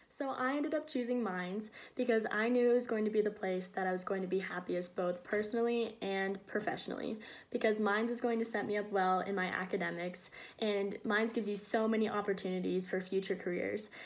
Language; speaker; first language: English; native; English